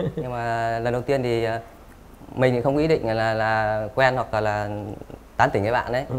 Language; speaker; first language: Vietnamese; native; Vietnamese